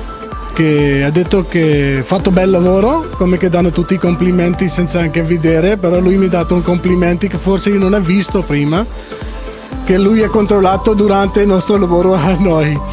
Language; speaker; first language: Italian; non-native, learner; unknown